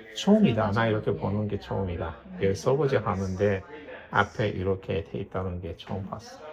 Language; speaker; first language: Korean; non-native, fluent; Persian